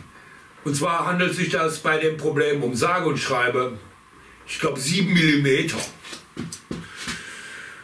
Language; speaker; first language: German; native; German